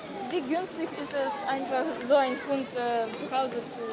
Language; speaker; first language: German; non-native, learner; Russian